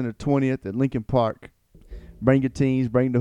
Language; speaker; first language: English; native; English